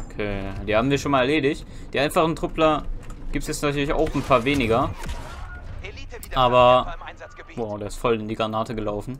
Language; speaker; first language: German; native; German